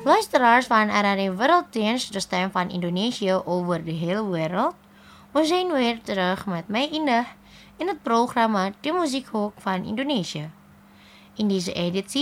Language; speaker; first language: Dutch; non-native, fluent; Indonesian